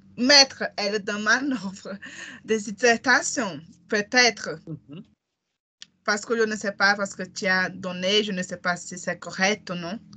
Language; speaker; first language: French; non-native, learner; Portuguese